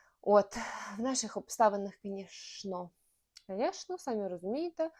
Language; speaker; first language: Ukrainian; native; Ukrainian